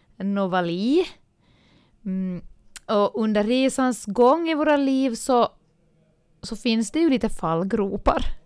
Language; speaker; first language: Swedish; native; Swedish